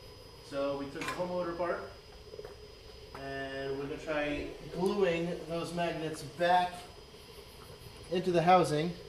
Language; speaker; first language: English; native; English